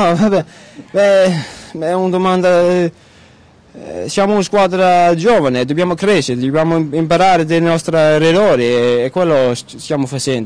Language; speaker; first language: Italian; non-native, learner; Danish